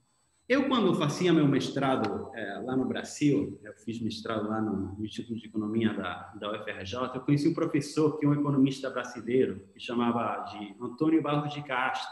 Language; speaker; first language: Portuguese; non-native, fluent; Spanish